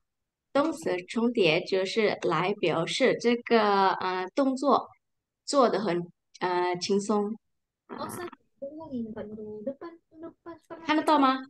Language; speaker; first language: Chinese; non-native, fluent; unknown